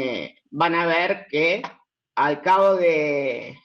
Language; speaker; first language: Spanish; native; Spanish